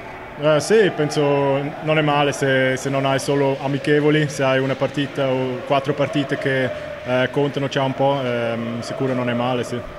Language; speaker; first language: Italian; non-native, local second language; German